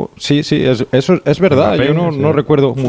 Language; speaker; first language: Spanish; native; Spanish